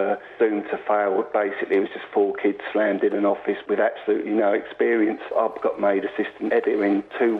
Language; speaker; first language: English; native; English